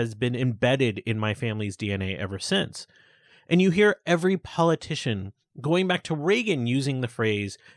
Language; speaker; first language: English; early bilingual, other home language; Hindi